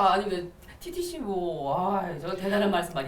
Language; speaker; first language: Korean; native; Korean